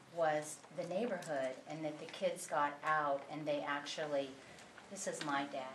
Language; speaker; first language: English; native; English